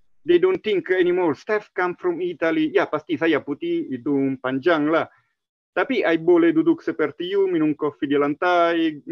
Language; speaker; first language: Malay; non-native, learner; Italian